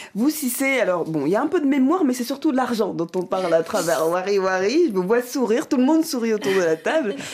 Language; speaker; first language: French; native; French